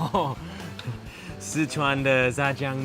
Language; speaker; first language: Chinese; non-native, learner; English